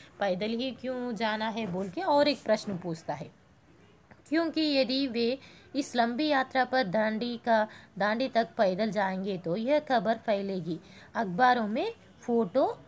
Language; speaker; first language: Hindi; non-native, local second language; Telugu